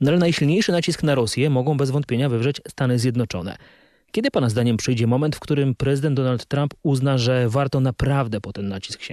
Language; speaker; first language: Polish; native; Polish